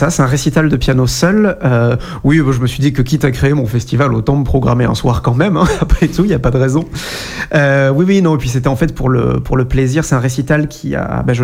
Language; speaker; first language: French; native; French